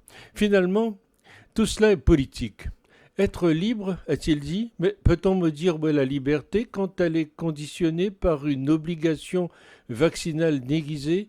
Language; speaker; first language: French; native; French